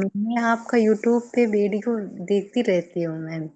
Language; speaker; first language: Hindi; native; Hindi